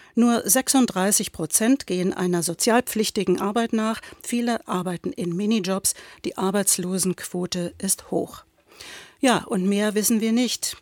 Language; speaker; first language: German; native; German